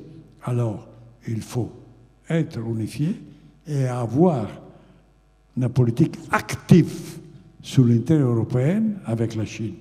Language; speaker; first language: French; non-native, fluent; Italian